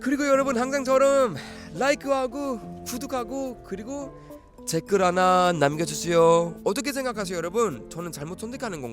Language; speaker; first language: Korean; non-native, fluent; Swedish